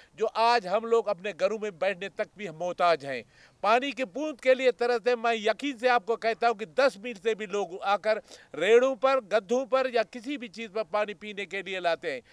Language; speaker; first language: Urdu; non-native, local second language; Baluchi